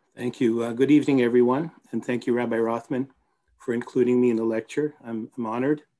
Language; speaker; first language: English; native; English